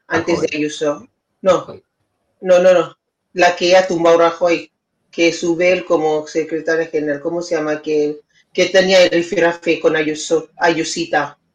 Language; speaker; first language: Spanish; non-native, fluent; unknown